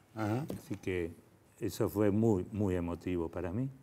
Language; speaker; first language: Spanish; native; Spanish